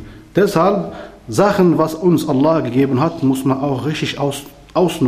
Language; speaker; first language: German; non-native, learner; Arabic